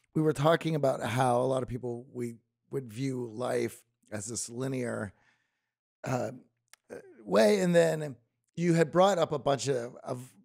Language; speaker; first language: English; native; English